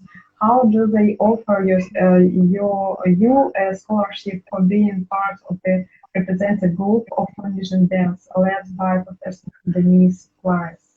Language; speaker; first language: English; non-native, learner; Russian